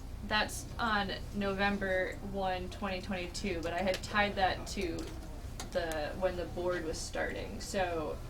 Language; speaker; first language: English; native; English